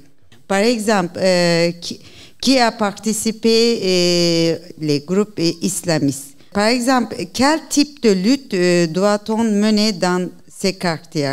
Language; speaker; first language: French; non-native, learner; Turkish